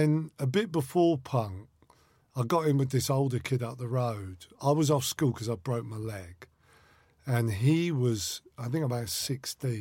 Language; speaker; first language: English; native; English